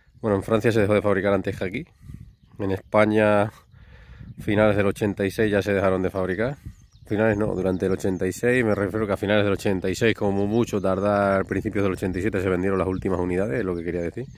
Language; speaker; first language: Spanish; native; Spanish